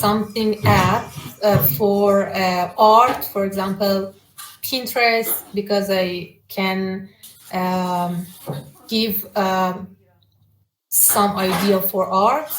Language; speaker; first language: English; non-native, learner; Persian